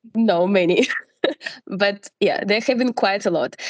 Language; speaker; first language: English; non-native, fluent; Russian